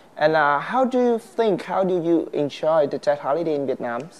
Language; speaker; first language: English; non-native, fluent; Vietnamese